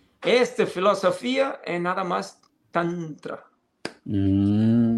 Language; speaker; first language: Portuguese; non-native, fluent; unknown